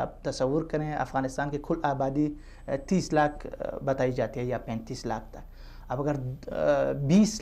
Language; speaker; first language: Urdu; non-native, fluent; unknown